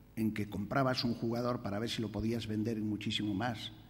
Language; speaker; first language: Spanish; native; Spanish